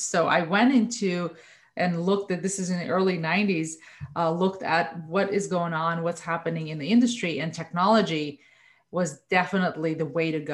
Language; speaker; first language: English; non-native, fluent; Russian